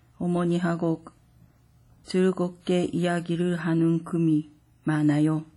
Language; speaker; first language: Korean; non-native, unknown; Japanese